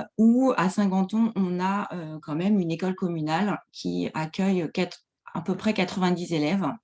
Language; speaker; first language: French; native; French